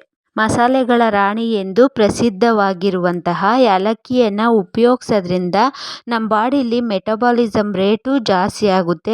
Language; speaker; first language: Kannada; native; Kannada